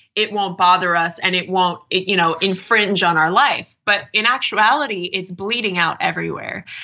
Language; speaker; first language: English; native; English